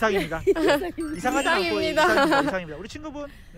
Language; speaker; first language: Korean; native; Korean